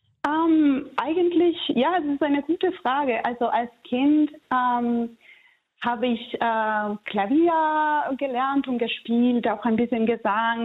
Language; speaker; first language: German; non-native, fluent; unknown